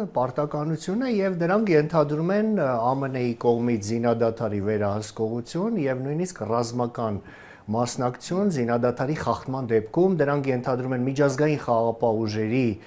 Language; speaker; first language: Armenian; native; Armenian